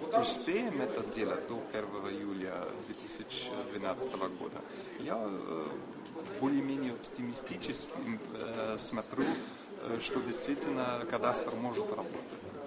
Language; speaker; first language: Russian; non-native, fluent; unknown